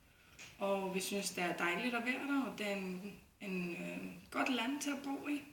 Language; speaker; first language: Danish; non-native, fluent; Icelandic